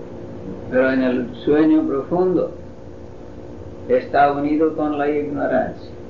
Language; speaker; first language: Spanish; non-native, fluent; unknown